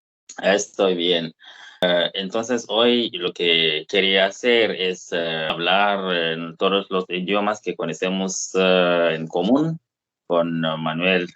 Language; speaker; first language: Spanish; non-native, fluent; English